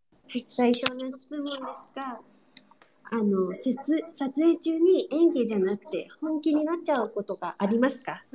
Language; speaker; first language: Japanese; non-native, fluent; Chinese